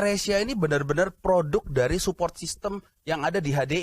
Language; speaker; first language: Indonesian; native; Indonesian